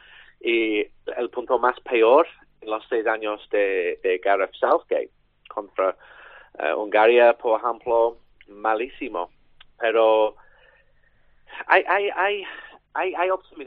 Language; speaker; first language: Spanish; non-native, learner; English